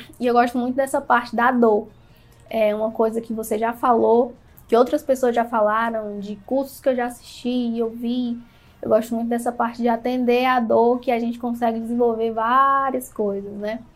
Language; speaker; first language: Portuguese; native; Portuguese